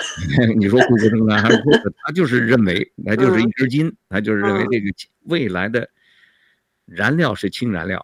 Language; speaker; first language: Chinese; native; Chinese